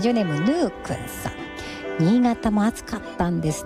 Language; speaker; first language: Japanese; native; Japanese